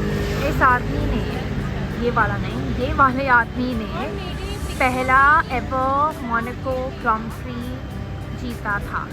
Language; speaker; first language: Hindi; non-native, local second language; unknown